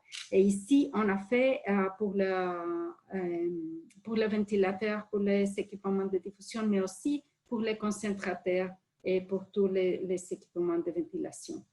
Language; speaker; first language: French; non-native, fluent; Spanish